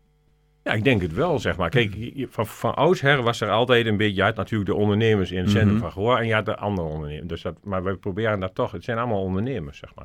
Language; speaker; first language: Dutch; native; Dutch